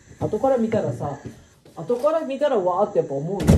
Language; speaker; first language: Japanese; native; Japanese